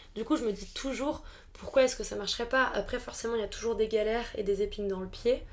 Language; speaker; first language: French; native; French